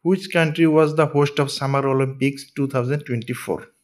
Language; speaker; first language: English; non-native, local second language; Assamese